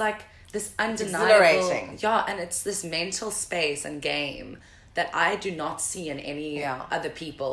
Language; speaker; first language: English; native; English